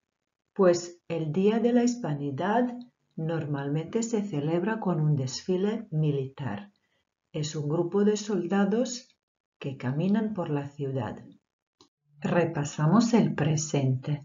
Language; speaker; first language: Spanish; non-native, fluent; Croatian